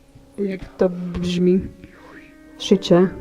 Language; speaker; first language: Polish; non-native, fluent; Ukrainian